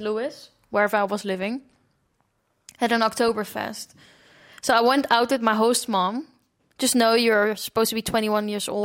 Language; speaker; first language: English; non-native, fluent; Dutch